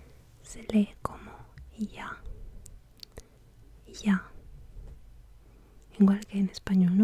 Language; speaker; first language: Spanish; non-native, fluent; Russian